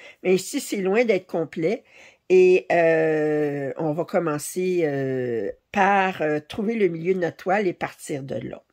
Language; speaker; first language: French; native; French